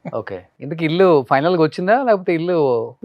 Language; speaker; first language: Telugu; native; Telugu